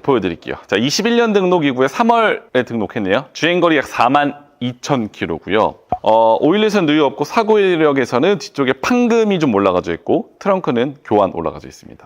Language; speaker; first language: Korean; native; Korean